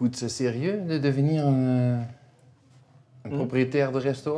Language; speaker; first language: French; non-native, fluent; Dutch